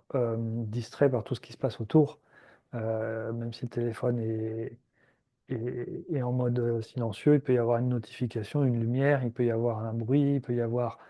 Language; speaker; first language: French; native; French